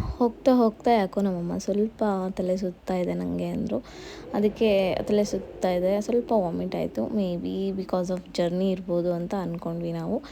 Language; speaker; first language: Kannada; non-native, local second language; Marathi